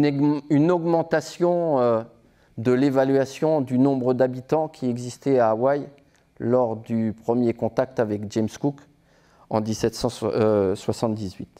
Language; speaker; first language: French; native; French